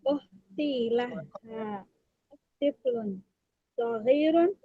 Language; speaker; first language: Arabic; non-native, learner; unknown